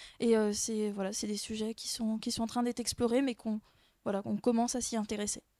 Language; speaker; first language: French; native; French